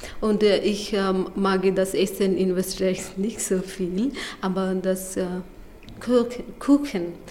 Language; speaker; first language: German; non-native, learner; Bangla